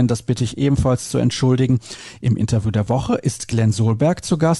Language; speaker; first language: German; native; German